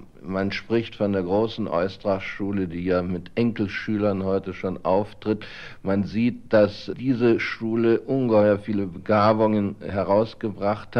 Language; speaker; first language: German; native; German